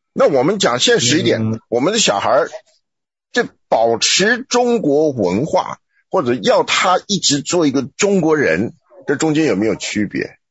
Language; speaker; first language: Chinese; native; Chinese